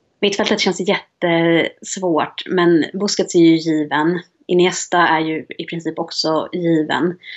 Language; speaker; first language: Swedish; native; Swedish